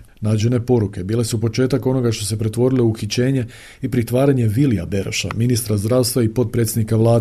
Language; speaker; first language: Croatian; native; Croatian